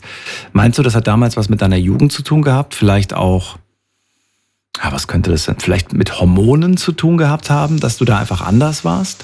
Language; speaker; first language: German; native; German